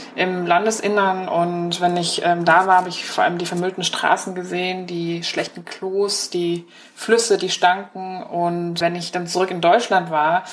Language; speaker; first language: German; early bilingual, other home language; Chinese